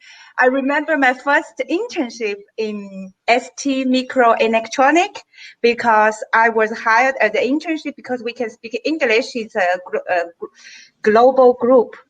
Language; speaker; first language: English; non-native, fluent; Chinese